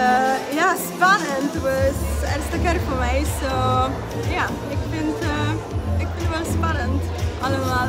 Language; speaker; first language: Dutch; non-native, learner; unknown